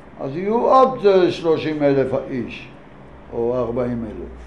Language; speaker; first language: Hebrew; non-native, fluent; Yiddish